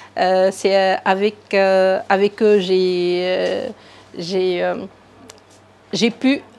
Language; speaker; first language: French; non-native, local second language; Arabic